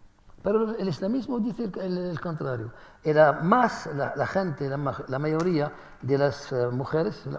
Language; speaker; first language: Spanish; non-native, fluent; Arabic